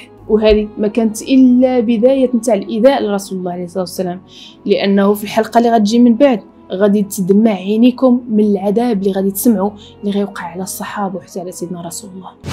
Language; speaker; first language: Arabic; native; Arabic